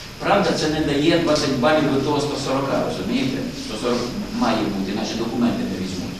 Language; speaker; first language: Ukrainian; native; Ukrainian